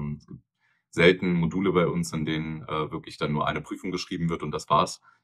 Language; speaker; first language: German; native; German